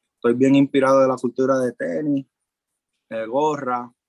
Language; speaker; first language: Spanish; early bilingual, heritage; Spanish